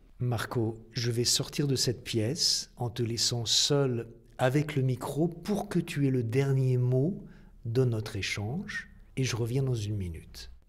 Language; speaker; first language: French; native; French